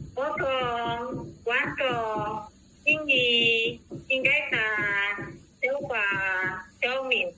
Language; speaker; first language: Cantonese; non-native, learner; Indonesian